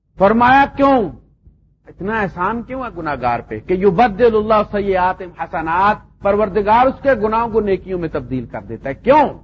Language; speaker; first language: Urdu; non-native, local second language; Punjabi